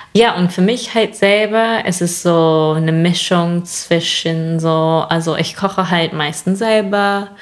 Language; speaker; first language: German; non-native, fluent; English